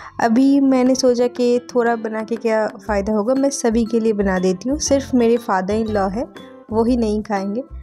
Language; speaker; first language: Hindi; non-native, local second language; Bangla